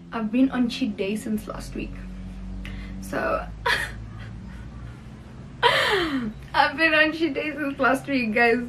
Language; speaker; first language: English; non-native, local second language; Northern Sotho